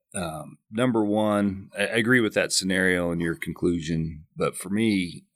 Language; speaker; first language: English; native; English